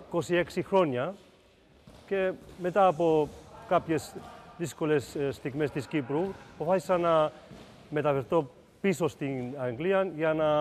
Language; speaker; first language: Greek; early bilingual, heritage; Greek